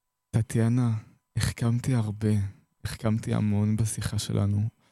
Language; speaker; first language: Hebrew; native; Hebrew